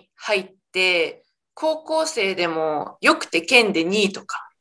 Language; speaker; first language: Japanese; native; Japanese